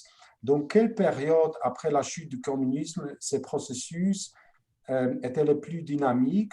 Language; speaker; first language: French; non-native, fluent; Polish